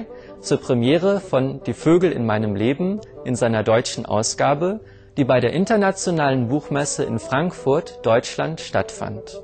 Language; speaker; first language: German; native; German